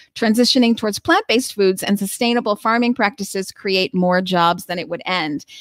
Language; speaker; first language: English; native; English